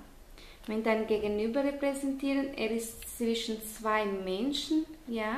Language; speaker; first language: German; non-native, fluent; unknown